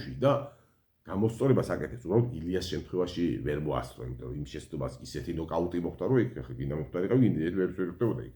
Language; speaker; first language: Georgian; native; Georgian